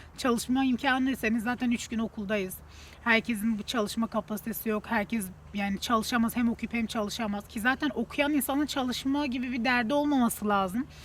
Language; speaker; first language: Turkish; native; Turkish